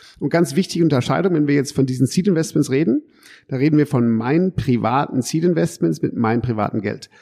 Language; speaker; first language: German; early bilingual, heritage; German